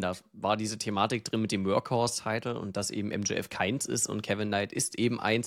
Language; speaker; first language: German; native; German